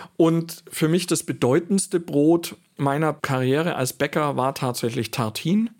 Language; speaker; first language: German; native; German